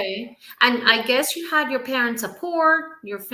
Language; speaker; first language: English; non-native, fluent; Spanish